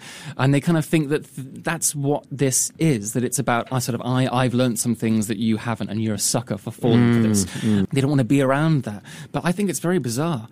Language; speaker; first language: English; native; English